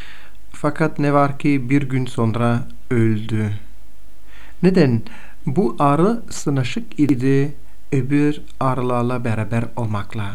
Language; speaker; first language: Turkish; non-native, fluent; Bulgarian